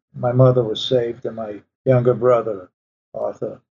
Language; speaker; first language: English; early bilingual, other home language; Polish